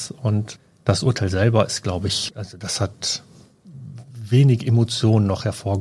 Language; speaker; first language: German; native; German